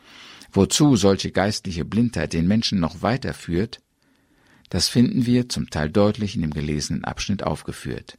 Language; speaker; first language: German; native; German